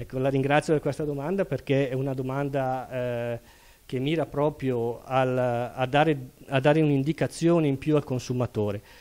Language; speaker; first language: Italian; native; Italian